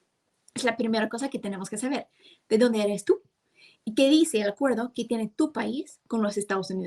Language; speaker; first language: Spanish; non-native, fluent; English